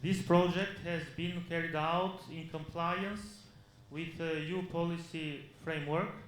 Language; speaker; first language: English; non-native, fluent; Albanian